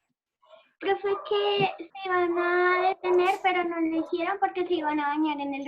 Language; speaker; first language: Spanish; native; Spanish